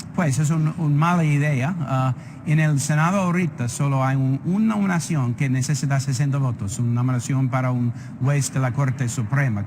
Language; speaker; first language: Spanish; non-native, fluent; English